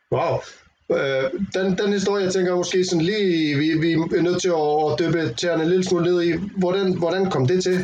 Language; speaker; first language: Danish; native; Danish